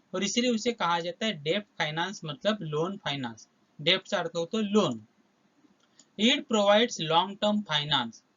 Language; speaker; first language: Hindi; non-native, local second language; Marathi